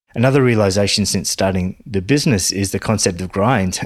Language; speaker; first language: English; native; English